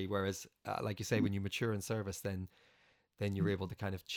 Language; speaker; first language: English; native; English